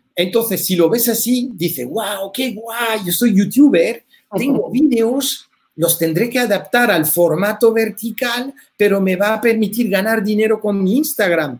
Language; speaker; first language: Spanish; early bilingual, heritage; French